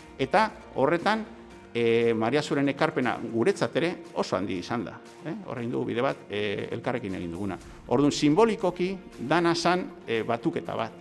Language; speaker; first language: Basque; native; Basque